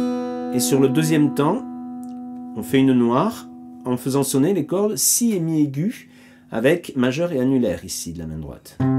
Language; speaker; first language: French; native; French